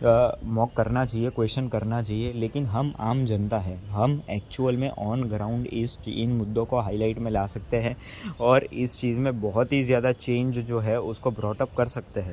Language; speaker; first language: Hindi; native; Hindi